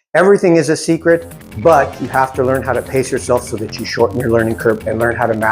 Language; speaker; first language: English; native; English